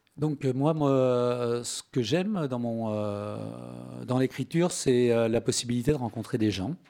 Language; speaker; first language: French; native; French